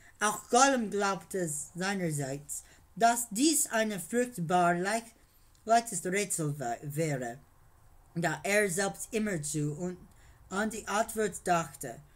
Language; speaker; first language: German; non-native, learner; English